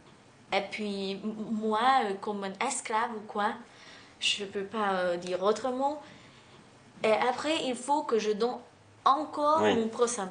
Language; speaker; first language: French; non-native, fluent; Russian